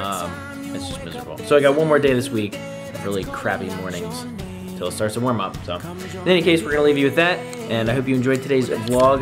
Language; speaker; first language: English; native; English